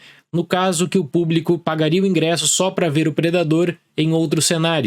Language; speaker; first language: Portuguese; native; Portuguese